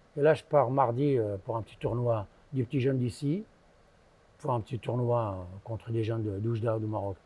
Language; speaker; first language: French; early bilingual, other home language; Arabic